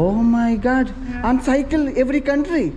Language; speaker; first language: English; non-native, learner; Telugu